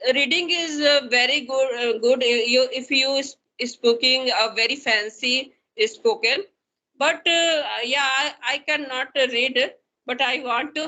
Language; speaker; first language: English; non-native, learner; Hindi